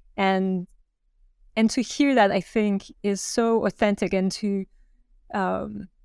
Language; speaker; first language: English; non-native, fluent; Turkish